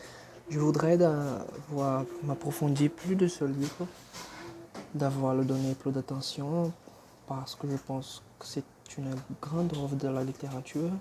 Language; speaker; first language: French; non-native, fluent; Portuguese